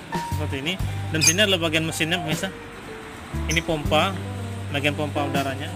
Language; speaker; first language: Indonesian; native; Indonesian